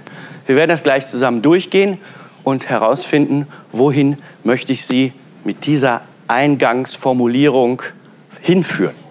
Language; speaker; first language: German; native; German